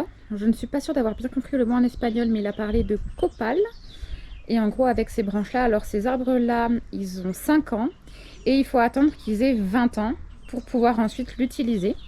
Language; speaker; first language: French; native; French